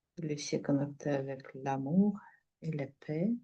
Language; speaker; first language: French; non-native, learner; Russian